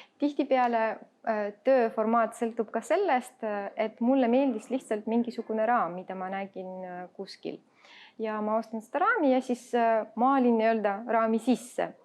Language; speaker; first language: Estonian; non-native, local second language; Russian